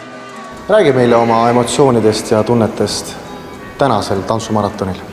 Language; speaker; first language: Estonian; native; Estonian